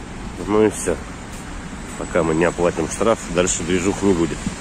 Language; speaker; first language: Russian; native; Russian